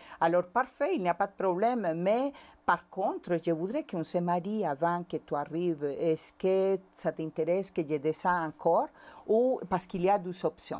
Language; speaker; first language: French; non-native, fluent; Spanish